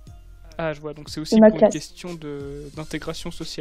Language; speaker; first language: French; native; French